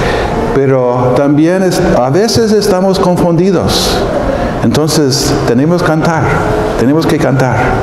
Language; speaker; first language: Spanish; non-native, fluent; English